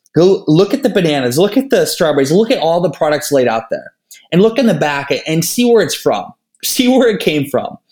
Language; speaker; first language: English; native; English